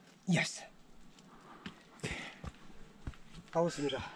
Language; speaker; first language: Korean; non-native, learner; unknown